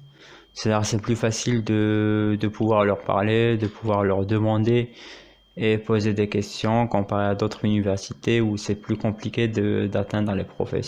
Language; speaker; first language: French; non-native, local second language; Arabic